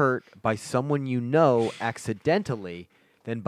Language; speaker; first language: English; native; English